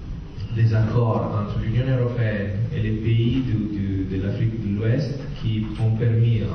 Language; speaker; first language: French; non-native, fluent; Italian